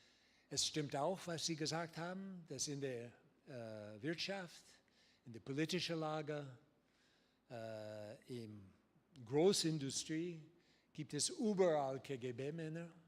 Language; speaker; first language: German; non-native, learner; English